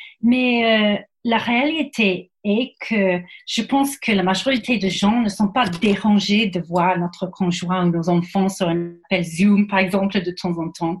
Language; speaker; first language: French; non-native, fluent; English